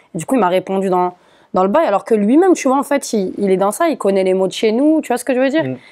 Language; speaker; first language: French; native; French